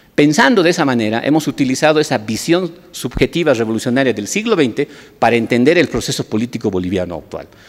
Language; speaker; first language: Spanish; native; Spanish